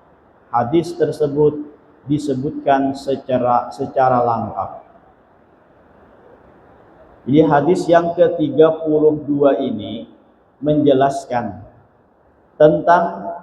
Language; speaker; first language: Indonesian; non-native, local second language; Banjar